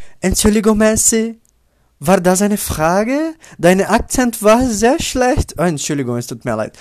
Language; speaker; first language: German; non-native, learner; Portuguese